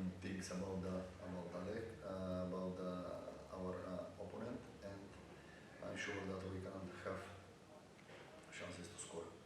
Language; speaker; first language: English; non-native, learner; Bulgarian